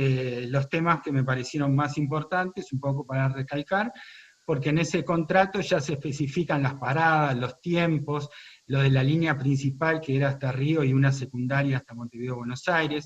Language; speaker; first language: Spanish; native; Spanish